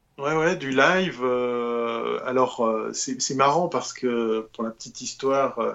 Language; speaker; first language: French; native; French